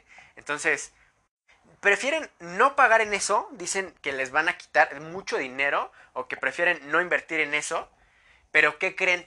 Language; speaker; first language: Spanish; native; Spanish